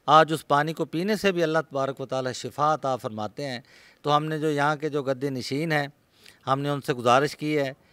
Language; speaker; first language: Urdu; non-native, local second language; Punjabi